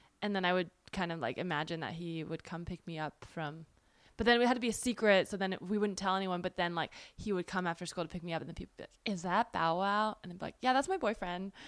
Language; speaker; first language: English; early bilingual, other home language; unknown